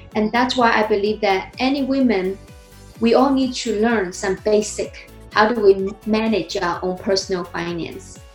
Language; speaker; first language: English; non-native, fluent; Chinese